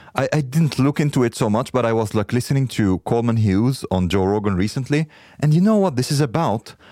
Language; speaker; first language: English; non-native, fluent; Arabic